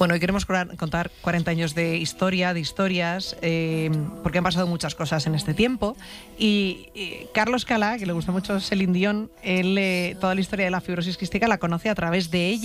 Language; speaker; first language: Spanish; native; Spanish